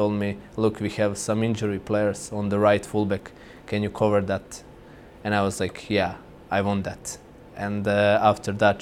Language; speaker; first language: English; non-native, fluent; Croatian